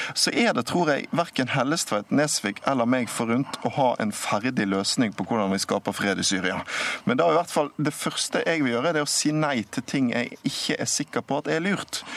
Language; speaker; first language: Norwegian; native; Norwegian